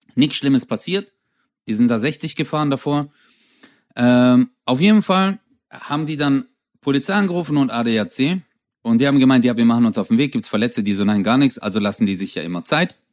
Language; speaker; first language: German; early bilingual, other home language; Turkish